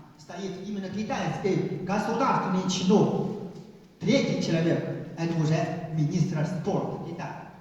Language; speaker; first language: Russian; non-native, fluent; Chinese